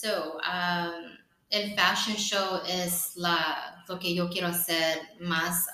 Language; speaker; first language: Spanish; non-native, fluent; English